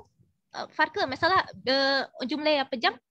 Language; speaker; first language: Turkish; non-native, fluent; Indonesian